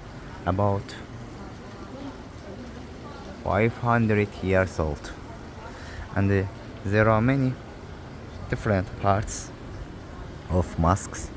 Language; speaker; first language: English; non-native, learner; Azerbaijani